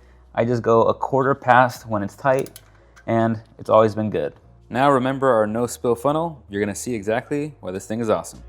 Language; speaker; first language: English; native; English